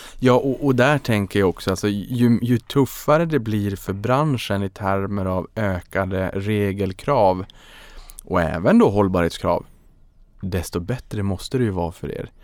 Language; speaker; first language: Swedish; native; Swedish